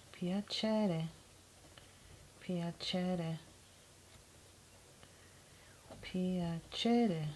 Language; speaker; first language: Italian; non-native, learner; English